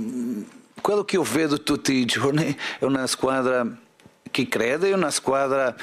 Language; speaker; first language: Italian; non-native, fluent; Portuguese